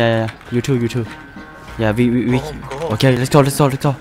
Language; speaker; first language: English; non-native, learner; Thai